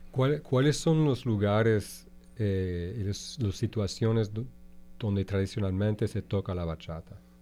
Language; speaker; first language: Spanish; non-native, fluent; English